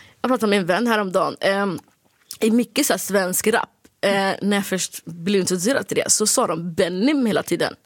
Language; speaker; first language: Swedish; early bilingual, other home language; Somali